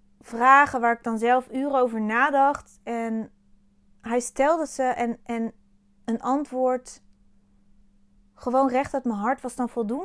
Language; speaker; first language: Dutch; native; Dutch